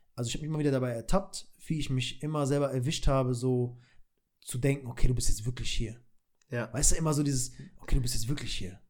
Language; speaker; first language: German; early bilingual, other home language; Albanian